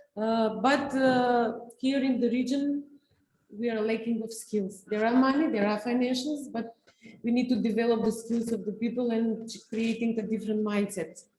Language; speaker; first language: English; non-native, fluent; Macedonian